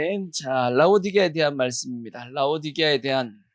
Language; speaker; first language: Korean; native; Korean